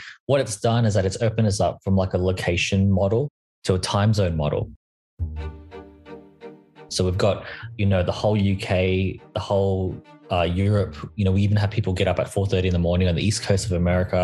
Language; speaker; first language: English; native; English